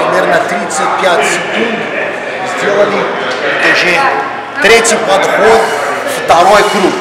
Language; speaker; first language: Russian; non-native, fluent; Portuguese